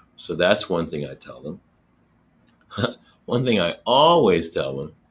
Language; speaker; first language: English; native; English